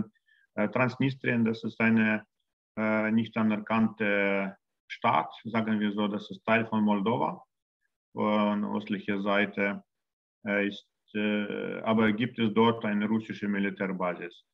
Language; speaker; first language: German; non-native, learner; Russian